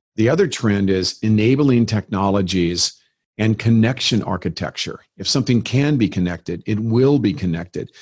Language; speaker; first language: English; native; English